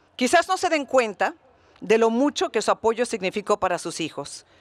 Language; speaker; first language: Spanish; early bilingual, heritage; Spanish